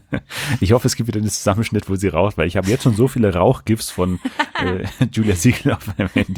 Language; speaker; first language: German; native; German